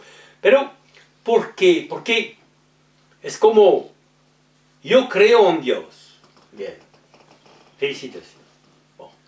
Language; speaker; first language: Spanish; non-native, learner; French